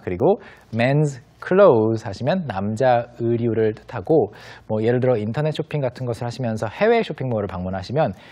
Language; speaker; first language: Korean; native; Korean